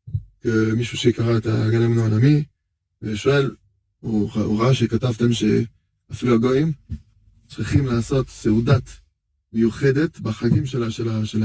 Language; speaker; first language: Hebrew; non-native, fluent; French